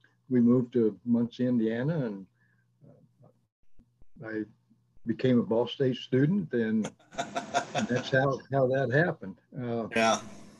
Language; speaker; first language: English; native; English